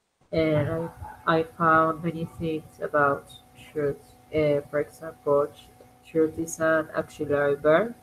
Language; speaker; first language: English; non-native, learner; Spanish